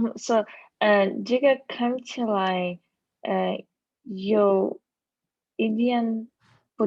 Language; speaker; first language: Chinese; non-native, learner; English